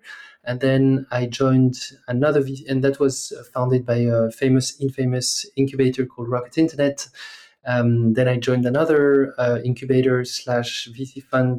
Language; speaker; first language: English; non-native, fluent; French